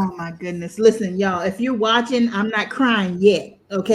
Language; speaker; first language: English; native; English